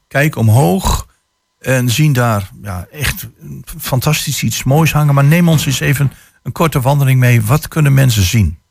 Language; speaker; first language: Dutch; native; Dutch